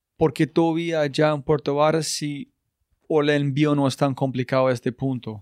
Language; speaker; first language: Spanish; non-native, learner; English